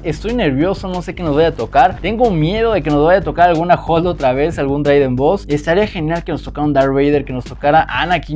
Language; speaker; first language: Spanish; native; Spanish